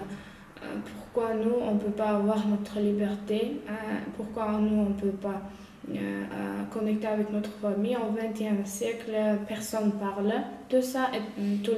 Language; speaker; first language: French; non-native, learner; Uyghur